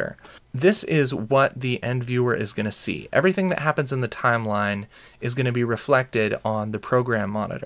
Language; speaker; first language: English; native; English